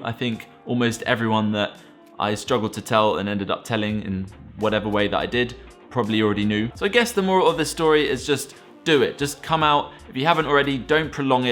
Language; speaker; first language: English; native; English